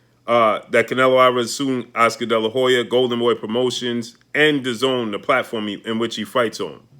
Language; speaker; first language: English; native; English